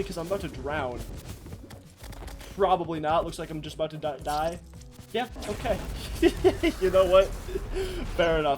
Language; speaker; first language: English; native; English